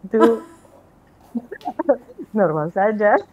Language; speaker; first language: Indonesian; non-native, fluent; Filipino